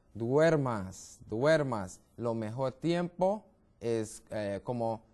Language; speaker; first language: Spanish; non-native, learner; English